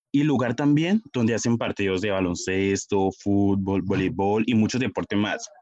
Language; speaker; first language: Spanish; native; Spanish